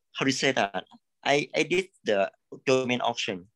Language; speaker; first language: English; non-native, learner; Thai